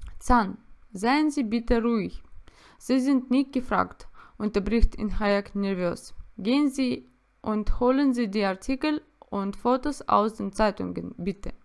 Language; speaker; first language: German; non-native, learner; Russian